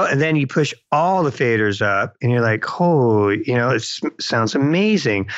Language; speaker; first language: English; native; English